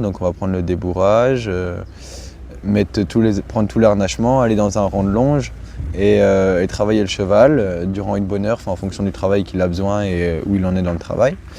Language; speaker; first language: French; native; French